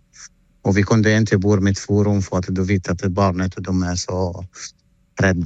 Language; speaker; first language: Swedish; non-native, learner; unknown